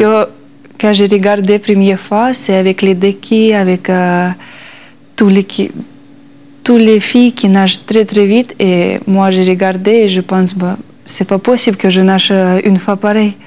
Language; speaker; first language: French; non-native, learner; Russian